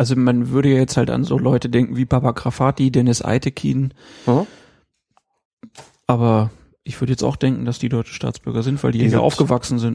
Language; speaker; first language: German; native; German